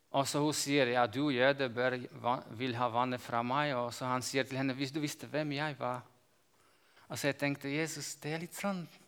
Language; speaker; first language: Norwegian; non-native, fluent; Slovak